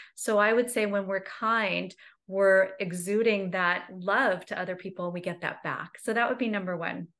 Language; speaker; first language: English; native; English